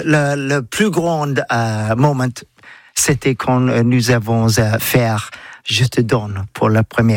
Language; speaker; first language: French; non-native, learner; English